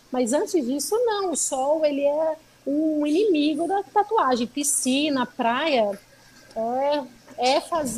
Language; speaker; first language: Portuguese; native; Portuguese